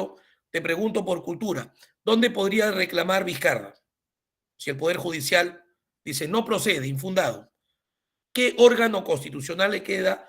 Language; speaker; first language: Spanish; native; Spanish